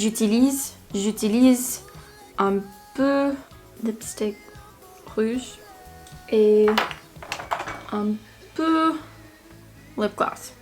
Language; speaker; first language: French; non-native, learner; English